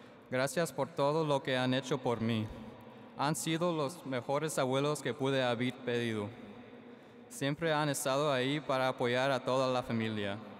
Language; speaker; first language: Spanish; early bilingual, heritage; Spanish